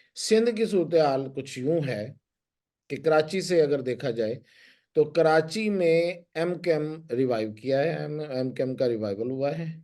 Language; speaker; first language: Urdu; non-native, local second language; Punjabi